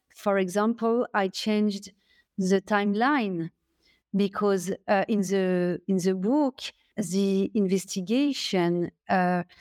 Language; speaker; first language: English; non-native, fluent; French